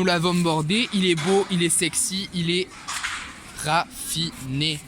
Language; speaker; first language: French; native; French